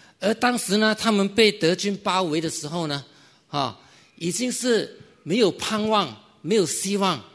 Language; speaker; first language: Chinese; native; Chinese